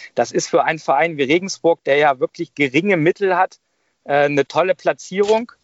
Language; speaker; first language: German; native; German